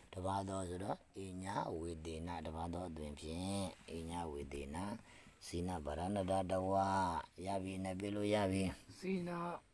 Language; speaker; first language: Burmese; native; Burmese